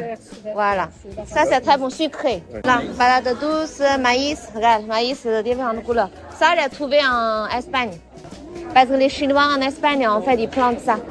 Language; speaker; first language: French; non-native, fluent; Chinese